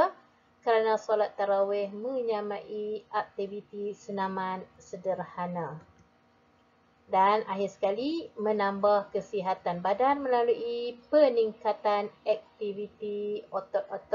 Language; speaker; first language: Malay; native; Malay